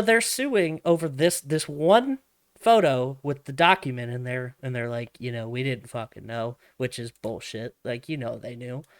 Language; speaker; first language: English; native; English